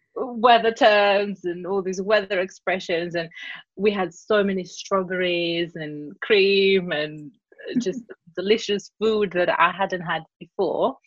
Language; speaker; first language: English; non-native, fluent; Greek